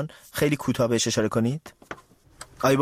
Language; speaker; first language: Persian; native; Persian